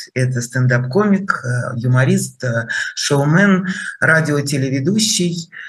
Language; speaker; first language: Russian; native; Russian